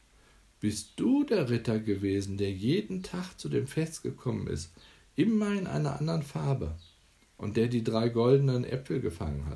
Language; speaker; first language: German; native; German